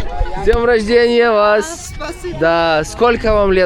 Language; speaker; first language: Russian; non-native, learner; Lithuanian